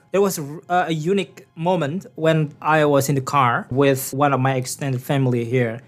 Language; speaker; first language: English; non-native, fluent; Indonesian